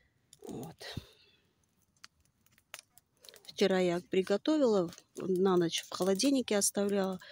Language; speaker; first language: Russian; non-native, learner; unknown